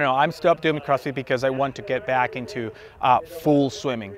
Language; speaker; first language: English; non-native, fluent; Spanish